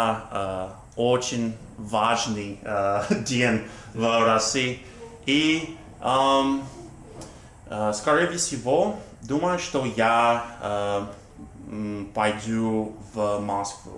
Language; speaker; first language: Russian; non-native, learner; English